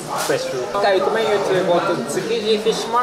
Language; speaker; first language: English; non-native, learner; Japanese